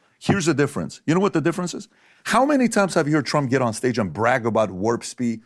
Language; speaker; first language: English; early bilingual, other home language; Persian